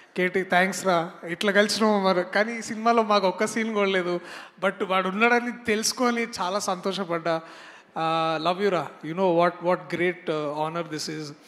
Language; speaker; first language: Telugu; native; Telugu